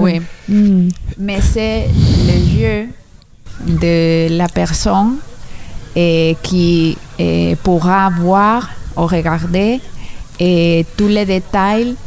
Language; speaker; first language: French; non-native, learner; Spanish